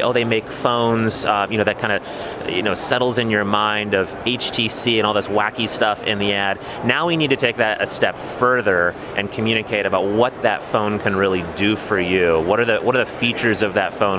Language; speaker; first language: English; native; English